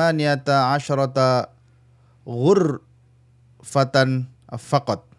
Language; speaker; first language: Arabic; non-native, fluent; Indonesian